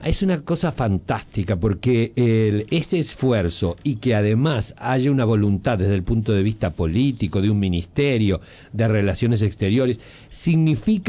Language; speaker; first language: Spanish; native; Spanish